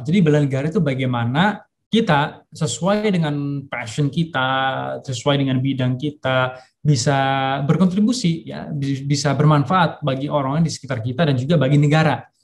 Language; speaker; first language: Indonesian; early bilingual, heritage; Indonesian